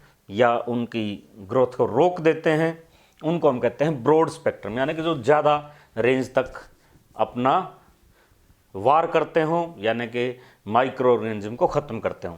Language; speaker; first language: Hindi; native; Hindi